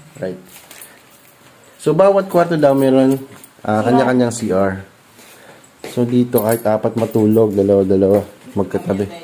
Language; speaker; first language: Filipino; native; Filipino